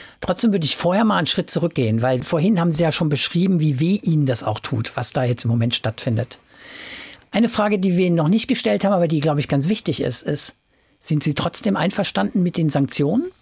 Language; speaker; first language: German; native; German